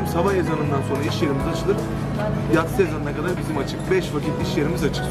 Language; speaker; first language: Turkish; native; Turkish